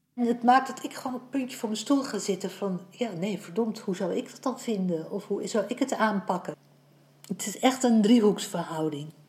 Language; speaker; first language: Dutch; native; Dutch